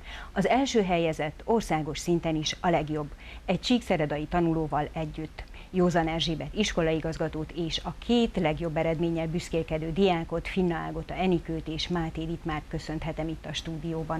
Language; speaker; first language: Hungarian; native; Hungarian